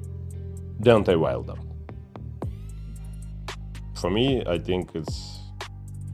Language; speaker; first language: English; non-native, learner; Ukrainian